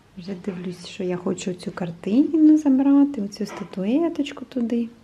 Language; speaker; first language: Ukrainian; native; Ukrainian